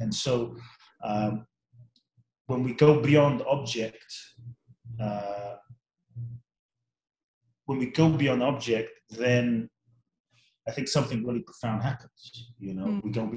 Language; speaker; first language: English; native; English